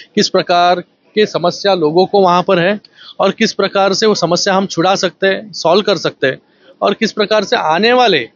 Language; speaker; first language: Hindi; non-native, local second language; Marathi